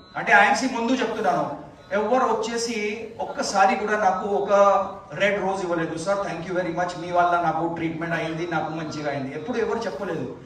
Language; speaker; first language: Telugu; non-native, fluent; Hindi